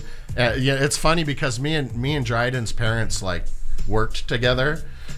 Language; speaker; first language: English; native; English